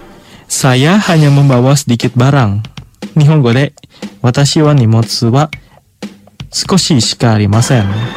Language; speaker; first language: Japanese; non-native, fluent; Indonesian